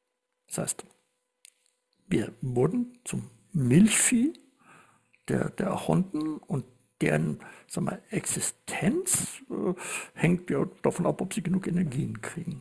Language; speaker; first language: German; native; German